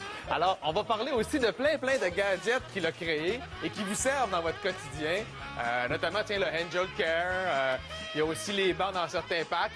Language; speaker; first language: French; native; French